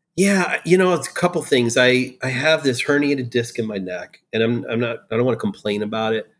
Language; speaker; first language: English; native; English